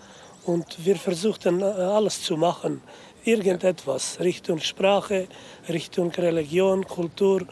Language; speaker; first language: German; non-native, fluent; Aramaic